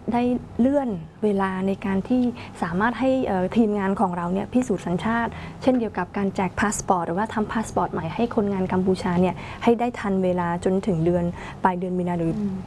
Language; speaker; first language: Thai; non-native, fluent; Khmer